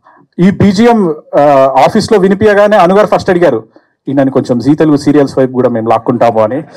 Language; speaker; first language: Telugu; native; Telugu